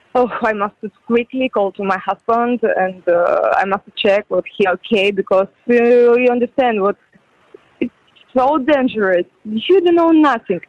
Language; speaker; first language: English; non-native, learner; Ukrainian